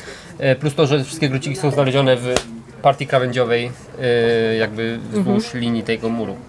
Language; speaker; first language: Polish; native; Polish